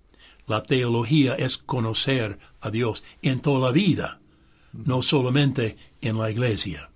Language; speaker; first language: Spanish; non-native, fluent; English